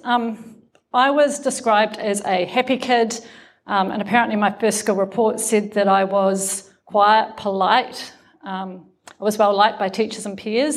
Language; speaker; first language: English; native; English